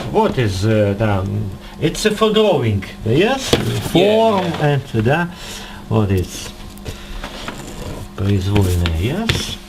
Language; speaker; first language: English; non-native, learner; Russian